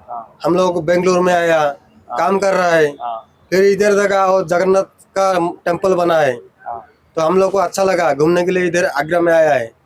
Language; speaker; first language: Hindi; non-native, local second language; Odia